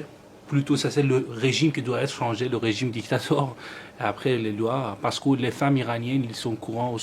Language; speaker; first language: French; non-native, learner; Persian